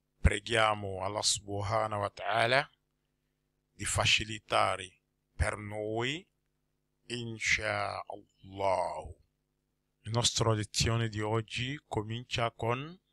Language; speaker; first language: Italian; non-native, fluent; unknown